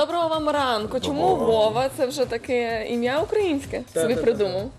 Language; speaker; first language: Ukrainian; native; Ukrainian